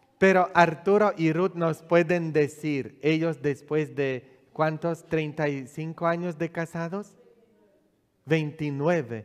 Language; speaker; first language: Spanish; non-native, fluent; Polish